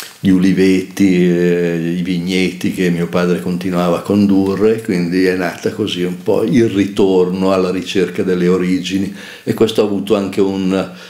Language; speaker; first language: Italian; native; Italian